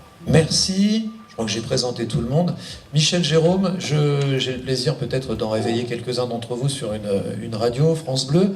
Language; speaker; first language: French; native; French